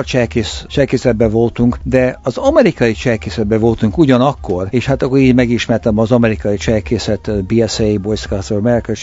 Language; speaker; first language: Hungarian; early bilingual, heritage; Hungarian